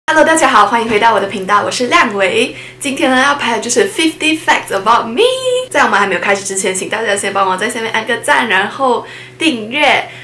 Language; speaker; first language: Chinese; native; Chinese